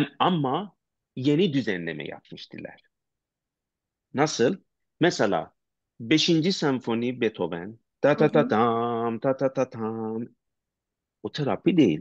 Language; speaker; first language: Turkish; non-native, learner; Persian